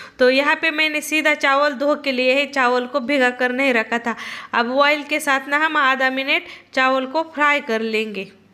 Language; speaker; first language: Hindi; non-native, local second language; Marathi